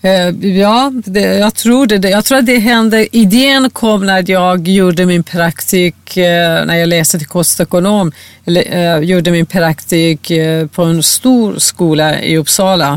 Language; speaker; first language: Swedish; non-native, fluent; Persian